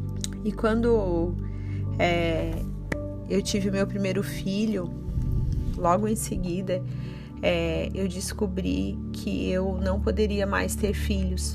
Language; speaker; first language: Portuguese; native; Portuguese